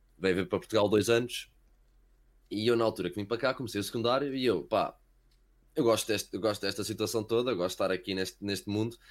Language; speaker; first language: Portuguese; early bilingual, heritage; Portuguese